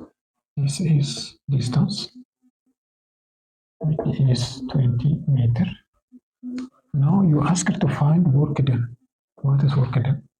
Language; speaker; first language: English; non-native, local second language; Oromo